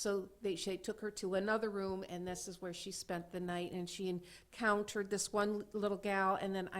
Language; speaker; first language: English; native; English